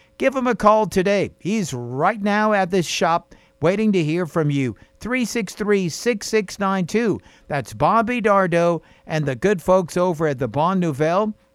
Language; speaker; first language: English; native; English